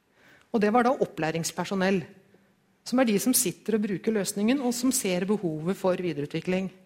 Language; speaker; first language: Norwegian; native; Norwegian